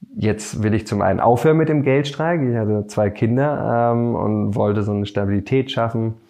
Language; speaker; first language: German; native; German